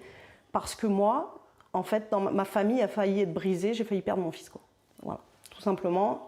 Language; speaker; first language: French; native; French